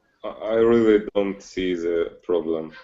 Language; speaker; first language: English; non-native, learner; Russian